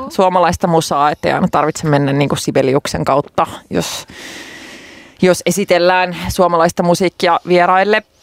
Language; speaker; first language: Finnish; non-native, local second language; Swedish